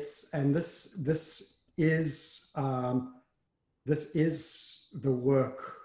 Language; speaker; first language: English; native; English